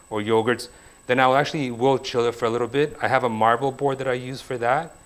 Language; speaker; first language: English; native; English